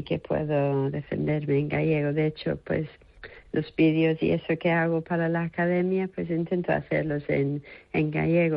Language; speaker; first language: Spanish; non-native, fluent; English